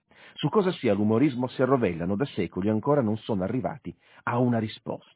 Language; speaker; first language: Italian; native; Italian